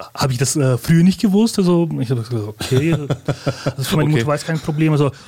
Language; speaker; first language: German; early bilingual, other home language; Russian